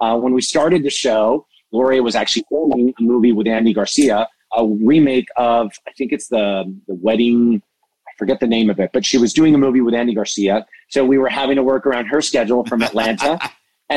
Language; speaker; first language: English; native; English